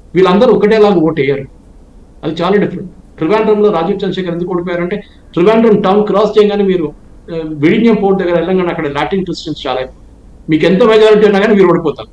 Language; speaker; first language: Telugu; non-native, local second language; Malayalam